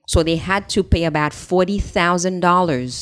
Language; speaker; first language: English; non-native, fluent; Haitian Creole